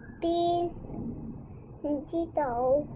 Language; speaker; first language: Chinese; non-native, local second language; Cantonese